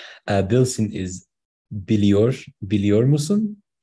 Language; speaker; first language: Turkish; non-native, learner; English